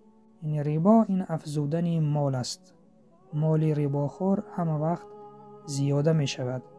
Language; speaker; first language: Persian; native; Persian